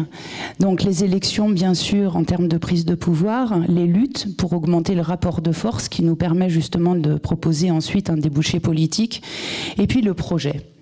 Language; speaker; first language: French; native; French